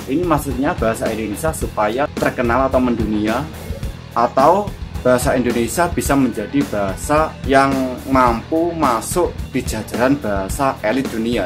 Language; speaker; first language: Indonesian; native; Indonesian